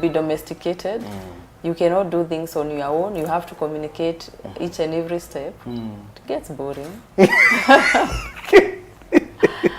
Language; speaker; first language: English; non-native, local second language; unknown